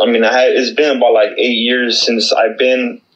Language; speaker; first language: English; native; English